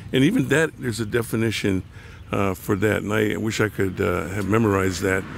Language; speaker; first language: English; native; English